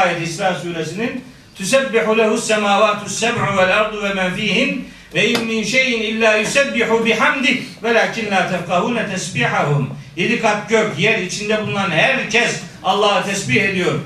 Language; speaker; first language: Turkish; native; Turkish